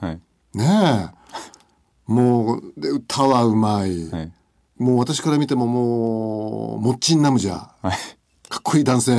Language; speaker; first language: Japanese; native; Japanese